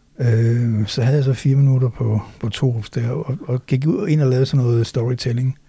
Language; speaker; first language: Danish; native; Danish